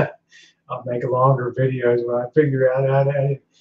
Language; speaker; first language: English; native; English